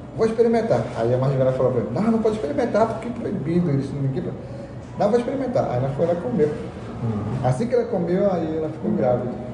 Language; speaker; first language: Portuguese; non-native, local second language; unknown